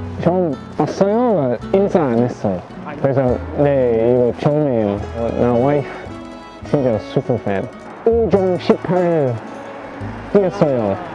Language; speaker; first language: Korean; non-native, learner; English